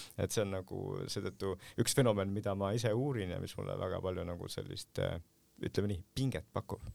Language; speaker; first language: Estonian; native; Estonian